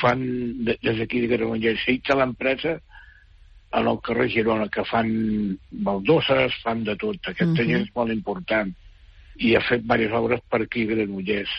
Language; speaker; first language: Catalan; native; Catalan